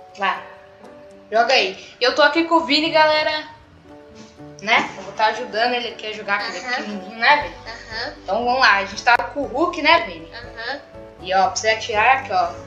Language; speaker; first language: Portuguese; native; Portuguese